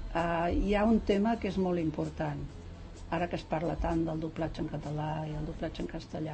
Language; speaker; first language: Catalan; native; Catalan